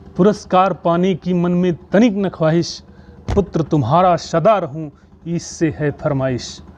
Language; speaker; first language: Hindi; native; Hindi